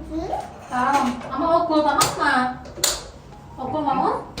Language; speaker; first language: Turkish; non-native, learner; Indonesian